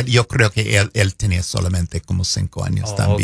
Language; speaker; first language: Spanish; non-native, fluent; English